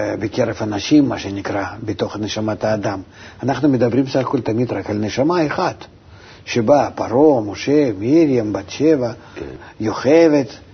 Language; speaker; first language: Hebrew; non-native, fluent; Russian